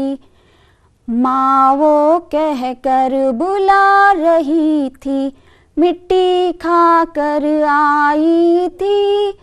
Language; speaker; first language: Hindi; non-native, local second language; Kannada